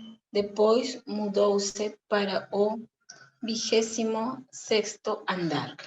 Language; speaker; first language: Portuguese; non-native, learner; Spanish